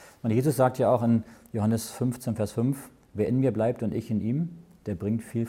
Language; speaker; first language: German; native; German